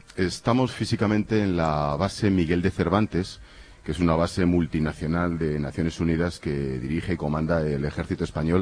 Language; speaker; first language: Spanish; native; Spanish